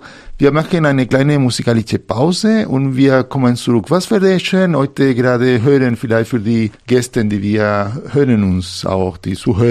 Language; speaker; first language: German; non-native, fluent; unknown